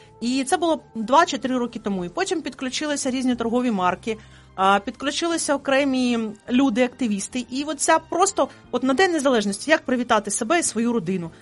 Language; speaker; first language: Ukrainian; native; Ukrainian